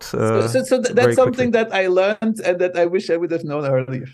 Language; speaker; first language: English; non-native, fluent; Dutch